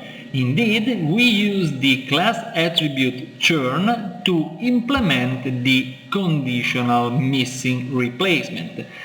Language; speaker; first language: English; non-native, fluent; Italian